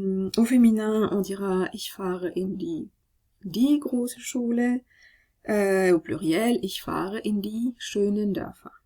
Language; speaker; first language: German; non-native, fluent; French